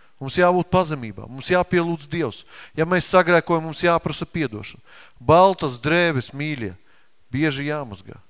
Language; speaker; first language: Latvian; non-native, local second language; Russian